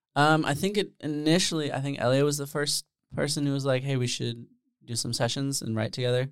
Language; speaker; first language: English; early bilingual, other home language; Dutch